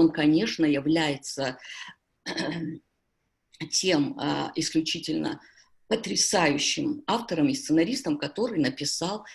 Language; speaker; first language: Russian; native; Russian